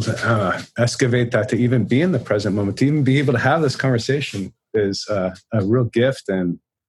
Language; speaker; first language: English; native; English